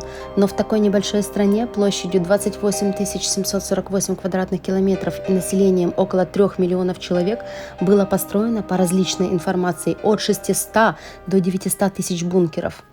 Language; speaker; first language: Russian; native; Russian